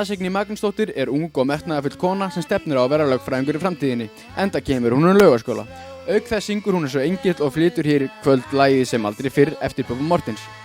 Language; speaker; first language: Icelandic; native; Icelandic